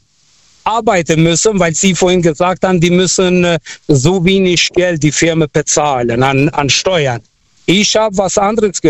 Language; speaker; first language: German; non-native, local second language; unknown